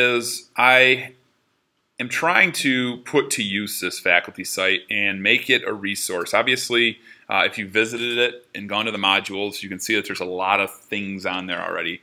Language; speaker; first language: English; native; English